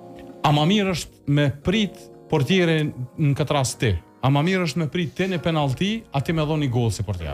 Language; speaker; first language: Albanian; native; Albanian